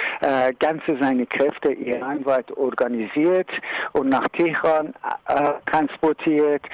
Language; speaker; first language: German; non-native, learner; Persian